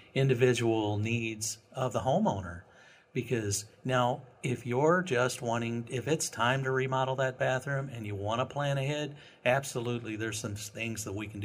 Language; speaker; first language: English; native; English